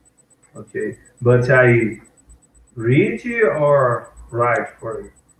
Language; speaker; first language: English; non-native, learner; Portuguese